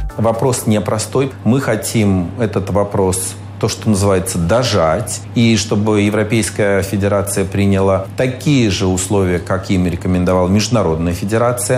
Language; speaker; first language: Russian; native; Russian